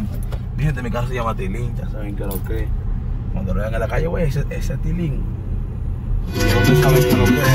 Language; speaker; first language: Spanish; native; Spanish